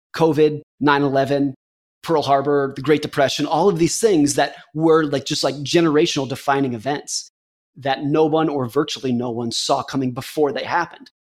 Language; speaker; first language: English; native; English